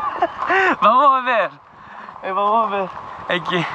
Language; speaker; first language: Spanish; non-native, learner; Thai